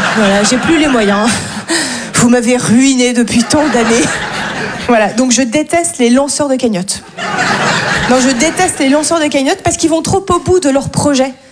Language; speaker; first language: French; native; French